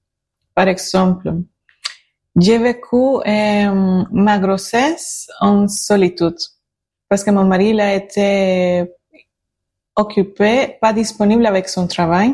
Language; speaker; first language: French; non-native, learner; Spanish